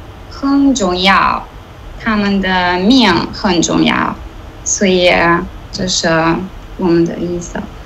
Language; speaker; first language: Chinese; non-native, learner; Italian